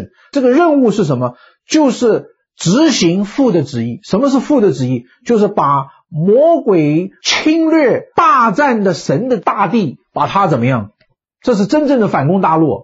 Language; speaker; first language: Chinese; native; Chinese